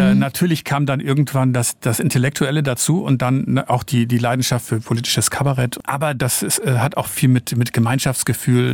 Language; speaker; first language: German; native; German